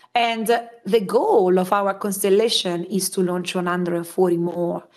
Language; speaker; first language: English; non-native, fluent; Italian